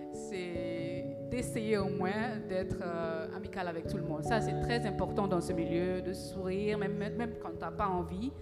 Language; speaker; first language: French; early bilingual, other home language; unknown